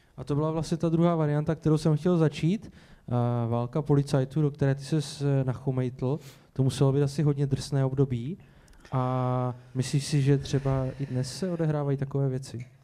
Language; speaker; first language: Czech; native; Czech